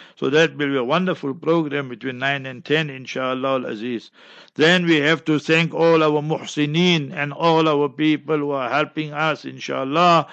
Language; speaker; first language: English; native; English